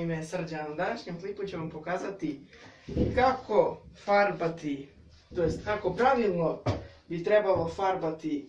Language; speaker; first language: Serbian; native; Serbian